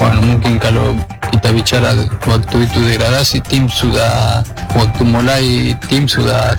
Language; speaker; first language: Indonesian; non-native, fluent; Spanish